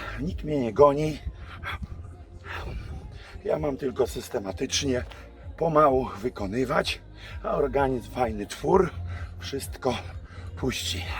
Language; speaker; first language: Polish; native; Polish